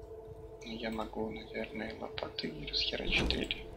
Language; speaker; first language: Russian; native; Russian